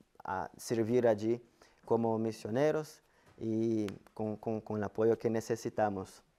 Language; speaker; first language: Spanish; non-native, fluent; Portuguese